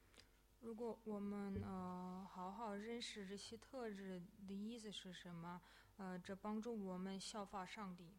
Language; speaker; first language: Chinese; non-native, fluent; Russian